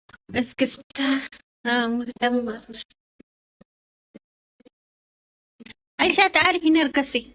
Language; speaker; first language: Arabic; non-native, learner; Amharic